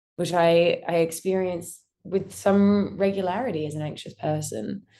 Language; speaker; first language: English; native; English